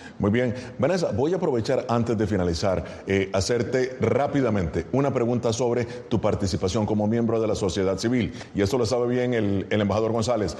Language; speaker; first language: Spanish; native; Spanish